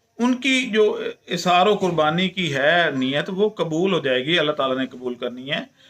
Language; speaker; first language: Urdu; non-native, local second language; Punjabi